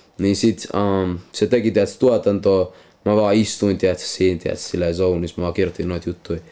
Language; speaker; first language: Finnish; non-native, local second language; Swedish